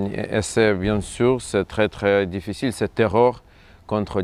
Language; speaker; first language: French; non-native, fluent; Russian